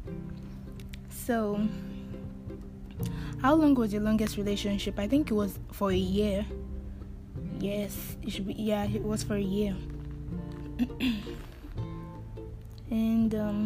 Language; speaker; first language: English; non-native, local second language; Yoruba